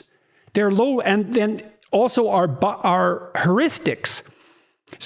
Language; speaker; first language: English; native; English